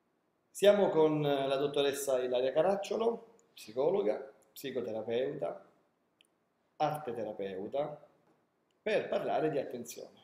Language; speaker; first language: Italian; native; Italian